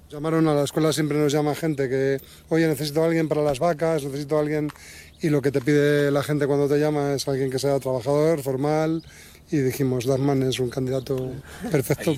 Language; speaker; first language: Spanish; native; Spanish